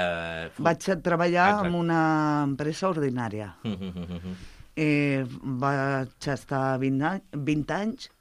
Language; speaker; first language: Catalan; non-native, local second language; Spanish